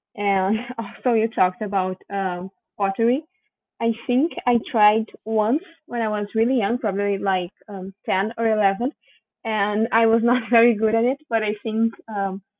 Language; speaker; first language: English; non-native, fluent; Portuguese